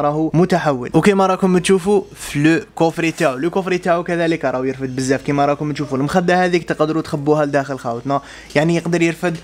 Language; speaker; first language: Arabic; native; Arabic